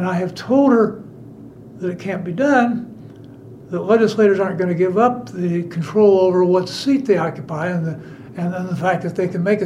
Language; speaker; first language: English; native; English